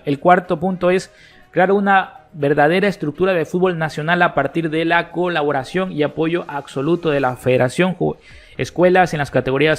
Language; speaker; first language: Spanish; native; Spanish